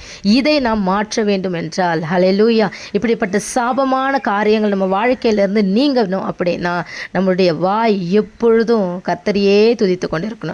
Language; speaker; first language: Tamil; native; Tamil